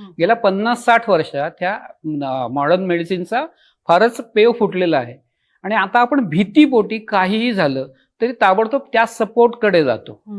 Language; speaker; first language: Marathi; native; Marathi